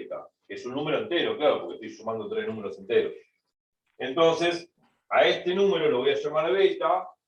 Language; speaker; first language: Spanish; native; Spanish